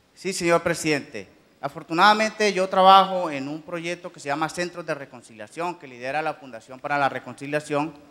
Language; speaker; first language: Spanish; native; Spanish